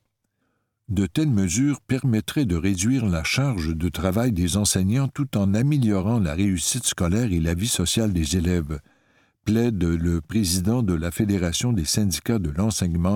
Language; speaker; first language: French; native; French